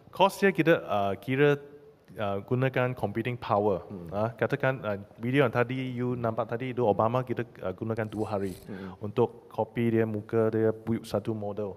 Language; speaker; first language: Malay; non-native, local second language; Chinese